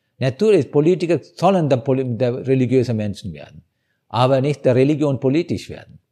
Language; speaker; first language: German; non-native, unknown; Sinhala